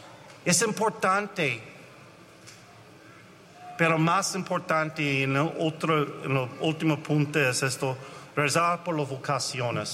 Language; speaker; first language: Spanish; non-native, learner; English